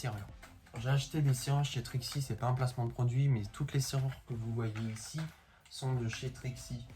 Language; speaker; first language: French; native; French